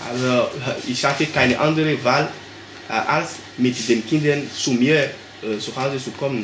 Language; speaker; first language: German; non-native, fluent; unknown